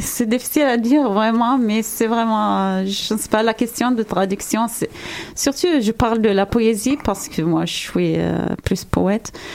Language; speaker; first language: French; non-native, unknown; Arabic